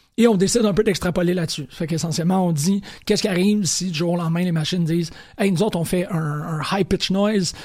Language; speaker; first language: French; native; French